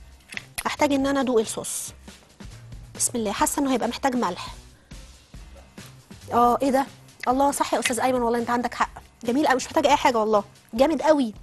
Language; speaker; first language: Arabic; native; Arabic